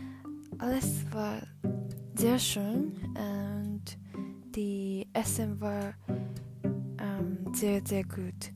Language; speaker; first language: German; non-native, learner; Japanese